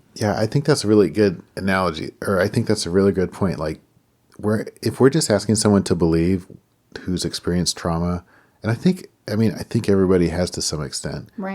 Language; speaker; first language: English; native; English